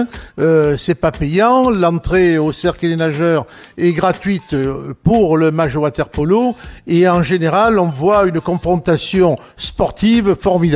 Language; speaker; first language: French; native; French